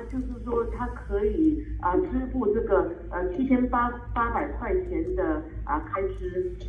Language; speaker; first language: Chinese; native; Chinese